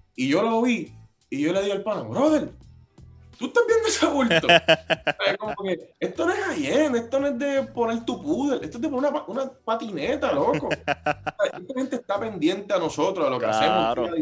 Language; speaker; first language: Spanish; native; Spanish